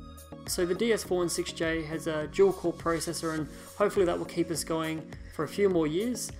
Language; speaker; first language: English; native; English